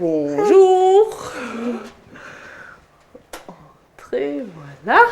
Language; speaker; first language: French; non-native, fluent; German